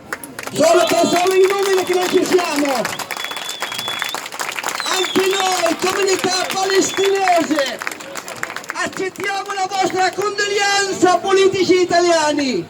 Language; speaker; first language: Italian; non-native, local second language; Arabic